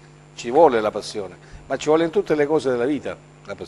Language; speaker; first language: Italian; native; Italian